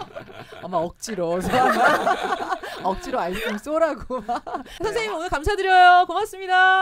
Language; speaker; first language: Korean; native; Korean